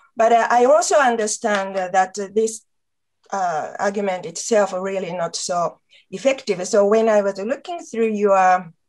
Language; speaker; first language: English; non-native, fluent; Japanese